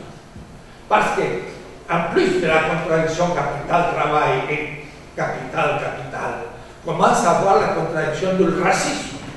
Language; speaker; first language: French; non-native, fluent; Spanish